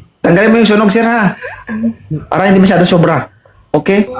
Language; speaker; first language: Filipino; native; Filipino